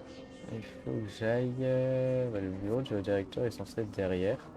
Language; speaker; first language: French; native; French